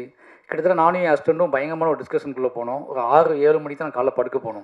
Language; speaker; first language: Tamil; native; Tamil